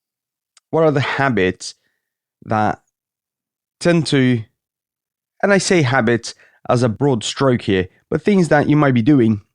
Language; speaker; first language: English; native; English